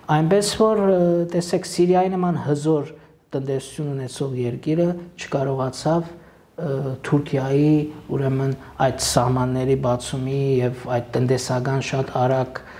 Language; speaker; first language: Armenian; early bilingual, heritage; Armenian